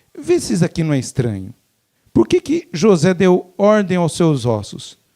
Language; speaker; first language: Portuguese; native; Portuguese